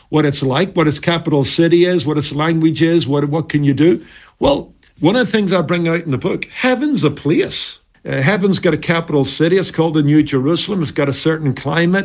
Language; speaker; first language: English; native; English